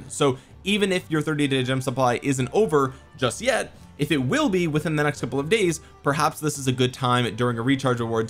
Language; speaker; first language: English; native; English